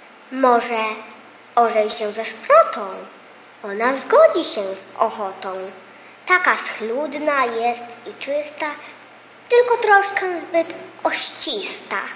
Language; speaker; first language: Polish; native; Polish